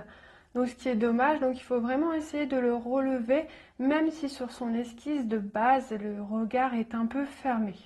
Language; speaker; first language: French; native; French